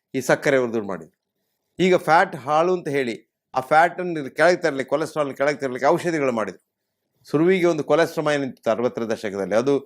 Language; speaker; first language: Kannada; native; Kannada